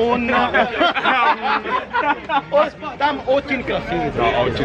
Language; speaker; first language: Russian; non-native, learner; Punjabi